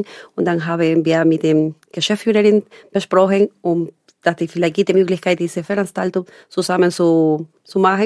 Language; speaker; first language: German; non-native, learner; Spanish